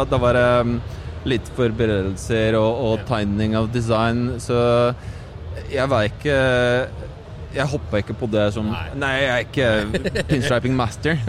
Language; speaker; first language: Norwegian; non-native, fluent; Polish